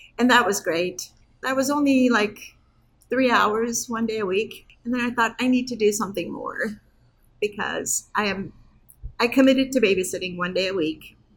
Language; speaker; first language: English; non-native, fluent; Turkish